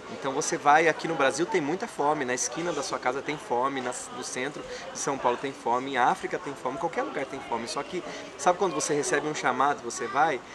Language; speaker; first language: Portuguese; native; Portuguese